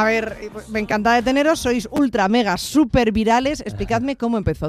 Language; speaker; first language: Spanish; native; Spanish